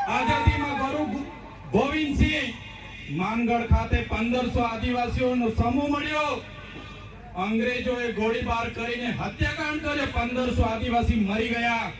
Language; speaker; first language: Gujarati; non-native, local second language; Vasavi